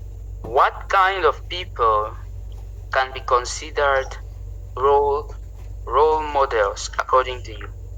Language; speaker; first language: English; non-native, local second language; French